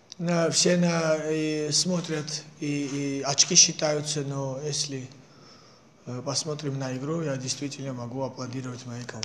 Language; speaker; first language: Russian; non-native, fluent; Georgian